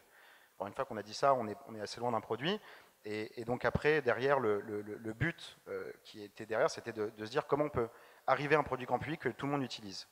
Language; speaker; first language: French; native; French